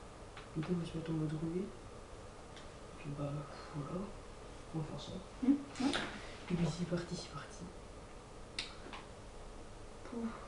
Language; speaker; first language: French; native; French